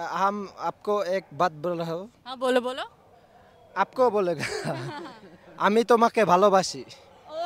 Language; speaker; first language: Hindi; non-native, learner; Bangla